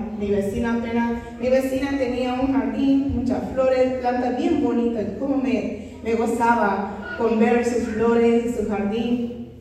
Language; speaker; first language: Spanish; non-native, fluent; English